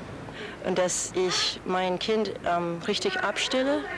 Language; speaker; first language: German; non-native, fluent; Spanish